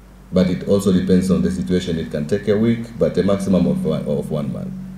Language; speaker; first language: English; non-native, local second language; Swahili